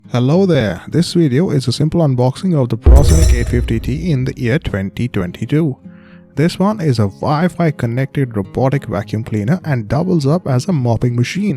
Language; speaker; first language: English; non-native, local second language; Hindi